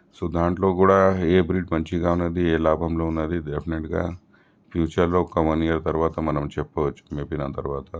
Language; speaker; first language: Telugu; non-native, local second language; Urdu